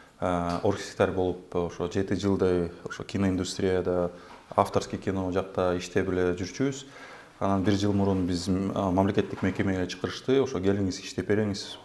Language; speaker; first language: Kyrgyz; native; Kyrgyz